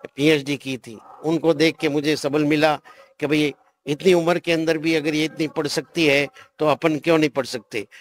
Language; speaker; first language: Hindi; native; Hindi